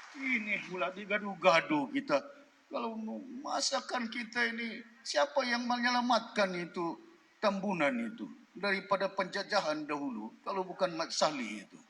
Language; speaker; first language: Malay; native; Malay